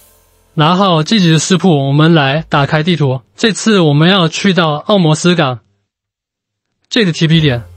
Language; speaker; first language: Chinese; native; Chinese